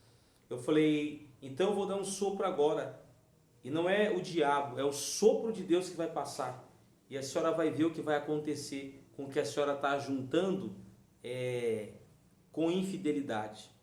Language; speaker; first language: Portuguese; native; Portuguese